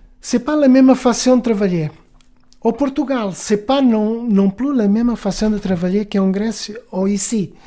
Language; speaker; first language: French; non-native, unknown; Portuguese